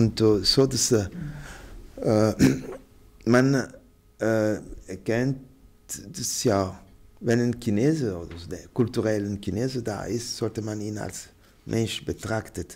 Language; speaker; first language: German; non-native, fluent; Arabic